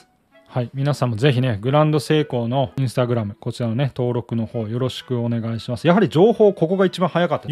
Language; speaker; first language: Japanese; native; Japanese